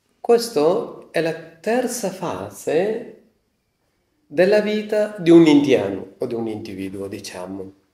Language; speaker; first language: Italian; non-native, fluent; Malayalam